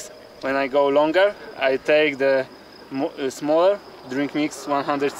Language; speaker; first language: English; non-native, learner; Polish